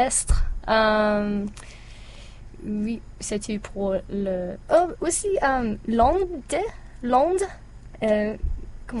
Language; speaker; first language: French; non-native, learner; English